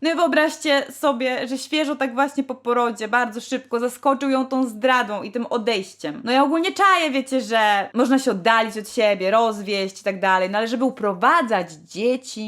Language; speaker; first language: Polish; native; Polish